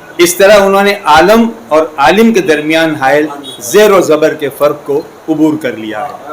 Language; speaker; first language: Urdu; native; Urdu